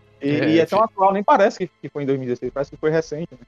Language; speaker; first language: Portuguese; native; Portuguese